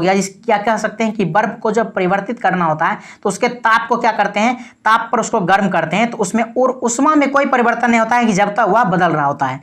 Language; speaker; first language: Hindi; native; Hindi